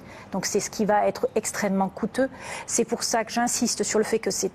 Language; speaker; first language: French; native; French